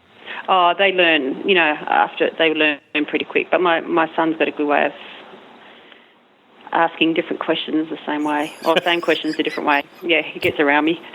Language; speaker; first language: English; native; English